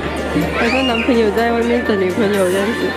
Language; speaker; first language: Chinese; early bilingual, heritage; Cantonese